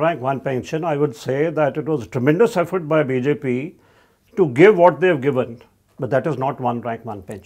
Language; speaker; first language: English; non-native, local second language; Hindi